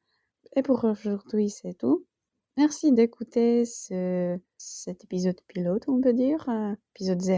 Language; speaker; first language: French; non-native, fluent; Polish